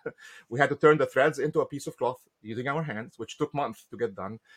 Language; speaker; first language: English; non-native, fluent; Arabic